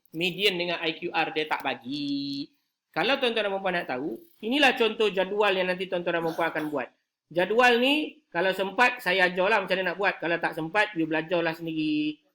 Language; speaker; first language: Malay; native; Malay